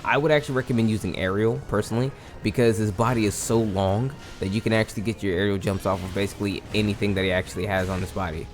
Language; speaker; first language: English; native; English